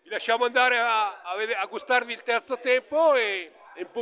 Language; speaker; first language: Italian; native; Italian